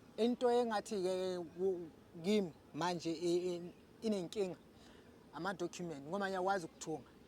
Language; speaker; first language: Zulu; non-native, local second language; Southern Sotho